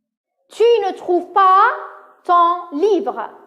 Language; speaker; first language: French; non-native, local second language; Arabic